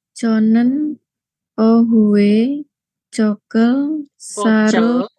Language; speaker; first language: Korean; non-native, learner; Indonesian